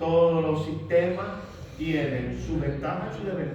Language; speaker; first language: Spanish; native; Spanish